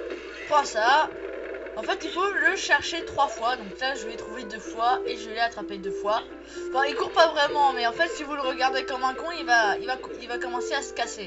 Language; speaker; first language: French; native; French